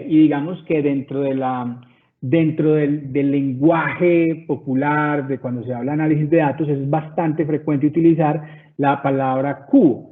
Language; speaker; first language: Spanish; native; Spanish